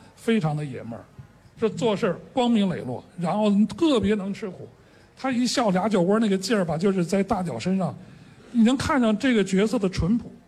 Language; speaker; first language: Chinese; native; Chinese